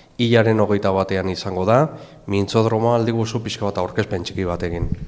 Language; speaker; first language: Basque; native; Basque